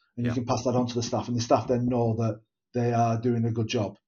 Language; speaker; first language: English; native; English